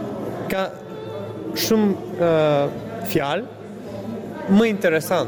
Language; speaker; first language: Albanian; non-native, learner; Bulgarian